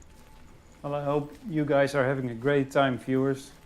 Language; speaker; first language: English; non-native, fluent; Dutch